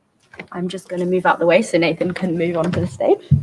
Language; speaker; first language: English; native; English